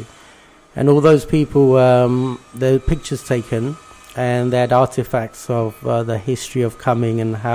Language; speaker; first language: English; early bilingual, other home language; Bangla